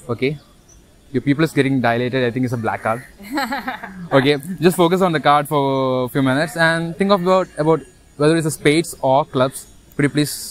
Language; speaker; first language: English; non-native, local second language; Malayalam